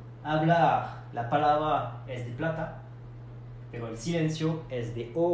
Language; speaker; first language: Spanish; non-native, fluent; French